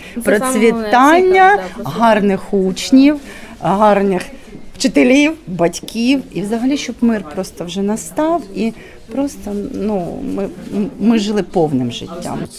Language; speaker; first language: Ukrainian; native; Ukrainian